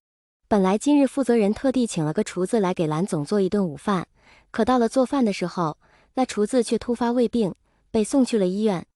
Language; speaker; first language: Chinese; native; Chinese